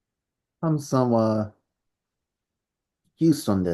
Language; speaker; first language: Japanese; non-native, learner; English